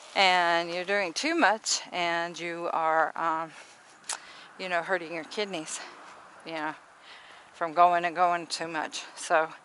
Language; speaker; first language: English; native; English